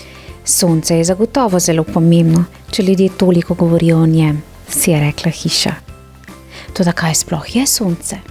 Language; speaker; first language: Slovenian; native; Slovenian